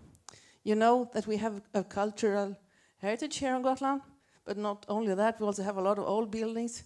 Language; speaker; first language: English; non-native, fluent; Swedish